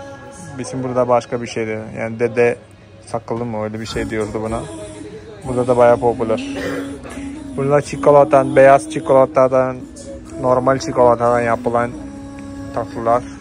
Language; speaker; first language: Turkish; non-native, fluent; Malayalam